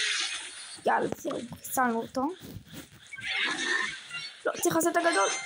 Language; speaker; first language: Hebrew; native; Hebrew